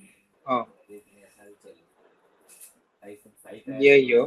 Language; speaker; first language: Korean; non-native, learner; Bangla